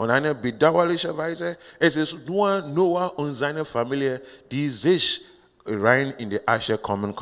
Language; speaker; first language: German; non-native, learner; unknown